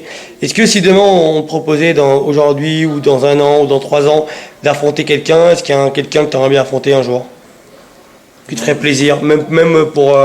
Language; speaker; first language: French; native; French